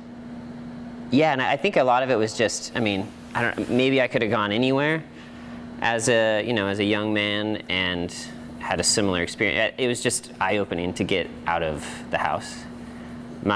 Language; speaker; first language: English; native; English